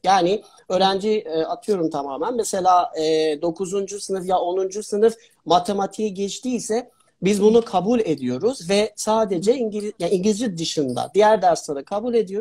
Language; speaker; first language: Turkish; non-native, fluent; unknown